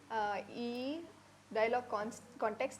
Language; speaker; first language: Telugu; non-native, learner; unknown